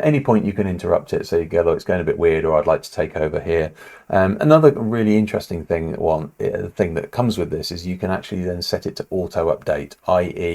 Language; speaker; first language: English; native; English